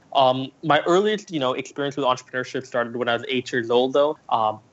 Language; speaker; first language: English; early bilingual, other home language; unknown